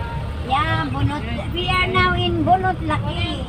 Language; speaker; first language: English; non-native, local second language; Filipino